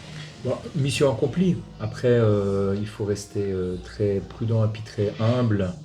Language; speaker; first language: French; native; French